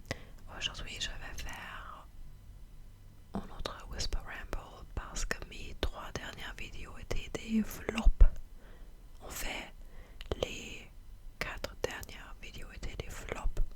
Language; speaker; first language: French; non-native, fluent; German